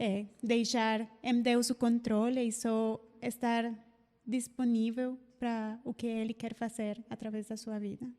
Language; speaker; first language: Portuguese; non-native, fluent; Spanish